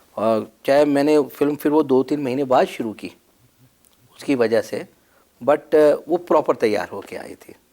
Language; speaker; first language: Hindi; native; Hindi